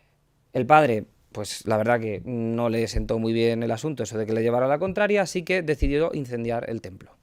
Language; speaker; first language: Spanish; native; Spanish